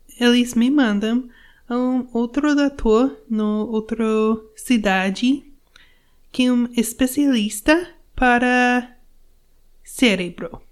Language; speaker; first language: Portuguese; non-native, learner; English